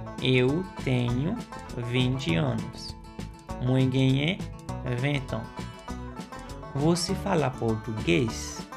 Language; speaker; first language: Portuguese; non-native, fluent; Haitian Creole